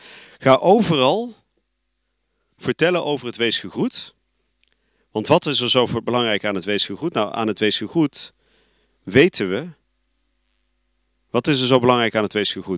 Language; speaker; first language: Dutch; native; Dutch